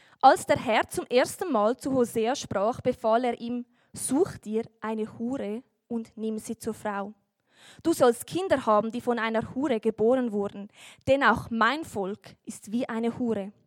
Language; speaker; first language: German; native; German